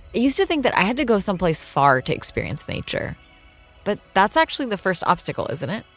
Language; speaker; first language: English; non-native, local second language; Urdu